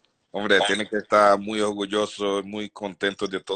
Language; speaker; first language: Spanish; non-native, fluent; Portuguese